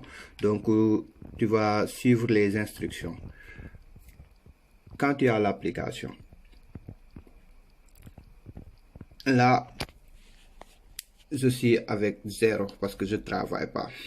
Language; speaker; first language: French; non-native, local second language; Wolof